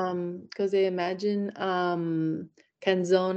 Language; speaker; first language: Italian; non-native, learner; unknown